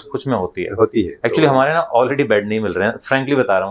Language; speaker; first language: Hindi; native; Hindi